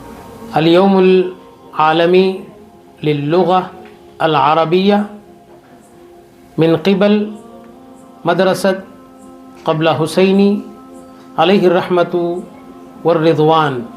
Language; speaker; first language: Arabic; non-native, learner; Urdu